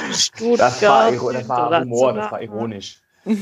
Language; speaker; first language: German; native; German